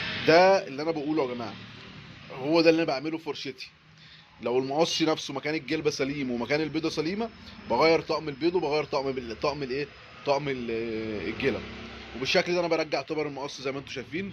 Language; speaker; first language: Arabic; native; Arabic